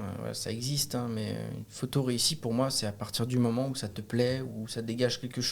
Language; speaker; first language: French; native; French